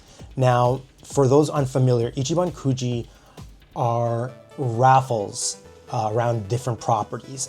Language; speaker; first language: English; native; English